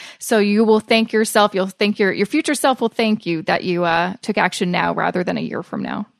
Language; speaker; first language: English; native; English